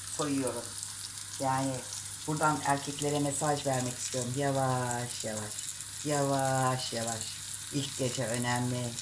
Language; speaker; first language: Turkish; native; Turkish